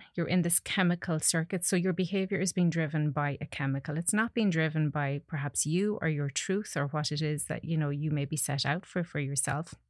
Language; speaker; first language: English; native; English